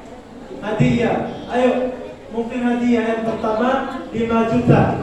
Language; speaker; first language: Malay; non-native, learner; Arabic